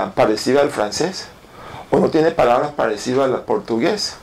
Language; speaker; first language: Spanish; non-native, local second language; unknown